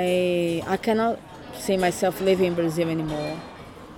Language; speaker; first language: English; non-native, fluent; Portuguese